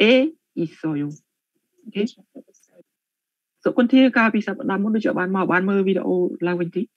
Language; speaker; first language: Korean; non-native, learner; Khmer